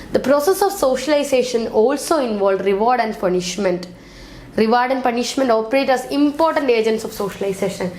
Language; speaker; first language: English; non-native, local second language; Malayalam